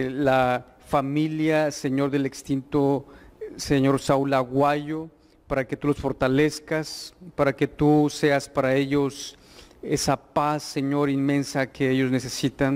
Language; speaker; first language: Spanish; native; Spanish